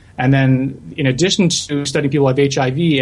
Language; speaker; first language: English; native; English